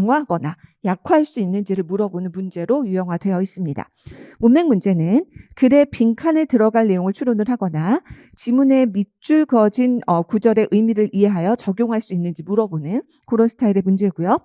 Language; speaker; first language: Korean; native; Korean